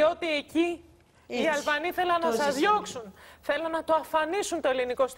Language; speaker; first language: Greek; native; Greek